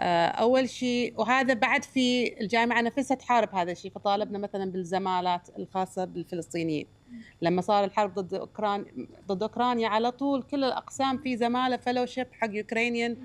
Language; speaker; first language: Arabic; native; Arabic